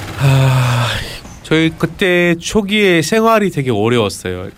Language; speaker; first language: Korean; non-native, fluent; Bangla